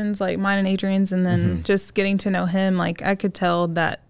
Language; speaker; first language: English; native; English